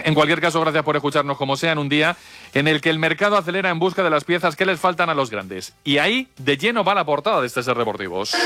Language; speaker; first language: Spanish; native; Spanish